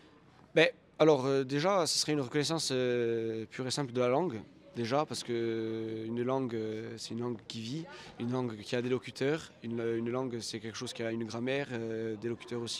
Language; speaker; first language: French; native; French